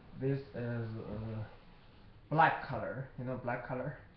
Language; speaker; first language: English; non-native, learner; Chinese